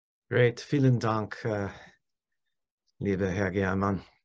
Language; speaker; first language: German; non-native, learner; English